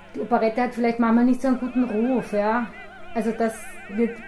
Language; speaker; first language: German; native; German